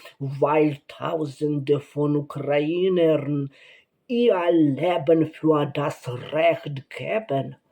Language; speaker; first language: German; non-native, learner; Ukrainian